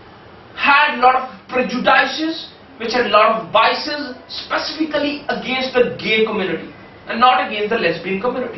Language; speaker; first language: English; non-native, local second language; Hindi